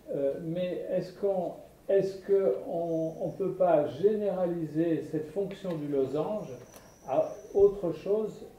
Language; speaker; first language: French; native; French